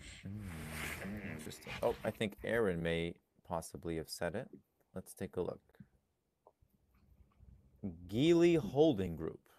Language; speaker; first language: English; non-native, fluent; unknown